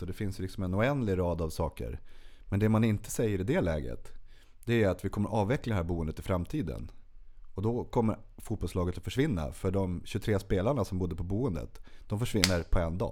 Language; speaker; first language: Swedish; native; Swedish